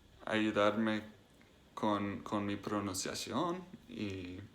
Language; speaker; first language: Spanish; non-native, learner; English